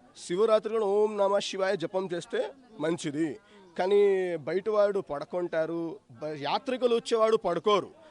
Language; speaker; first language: Telugu; non-native, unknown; Hindi